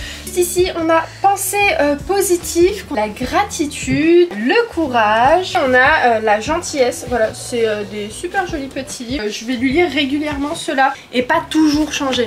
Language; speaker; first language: French; native; French